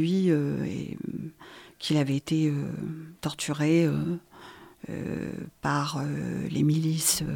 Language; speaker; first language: French; native; French